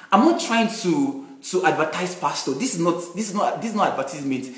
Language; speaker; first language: English; non-native, local second language; Yoruba